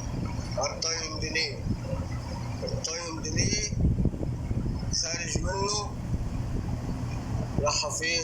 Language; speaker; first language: Arabic; native; Arabic